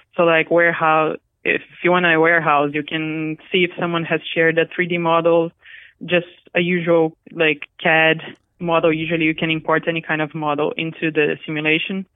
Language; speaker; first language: English; non-native, fluent; Portuguese